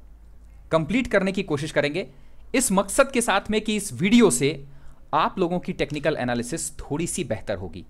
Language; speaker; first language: Hindi; native; Hindi